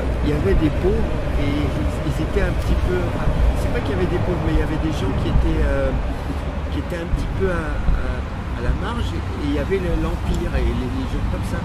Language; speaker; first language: French; native; French